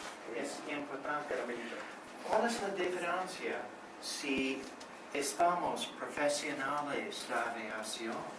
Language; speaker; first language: Spanish; non-native, learner; English